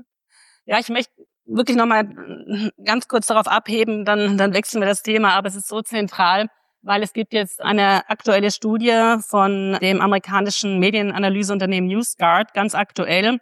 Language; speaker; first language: German; native; German